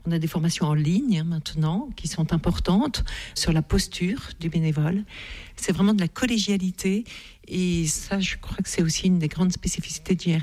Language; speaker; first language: French; native; French